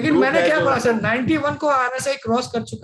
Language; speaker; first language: Hindi; native; Hindi